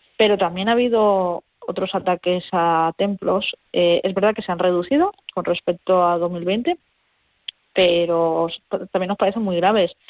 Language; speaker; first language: Spanish; native; Spanish